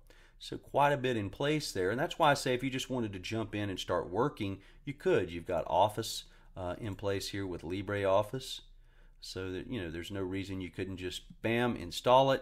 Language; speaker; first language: English; native; English